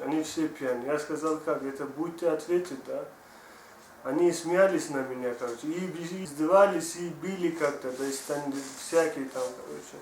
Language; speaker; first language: Russian; non-native, learner; Tajik